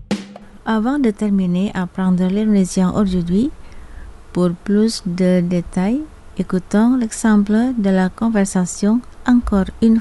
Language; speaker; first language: French; non-native, fluent; Indonesian